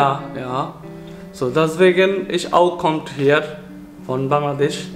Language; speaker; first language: German; non-native, learner; Bangla